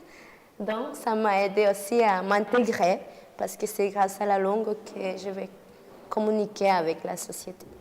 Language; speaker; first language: French; non-native, fluent; Spanish